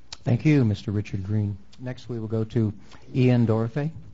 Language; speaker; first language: English; native; English